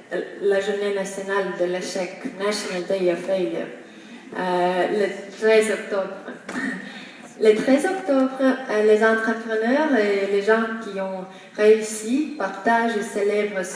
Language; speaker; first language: French; non-native, fluent; Estonian